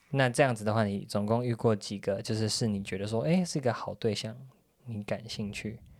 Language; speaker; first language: Chinese; early bilingual, heritage; Chinese